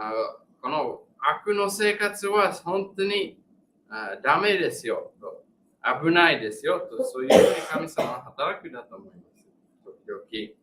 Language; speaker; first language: Japanese; non-native, fluent; English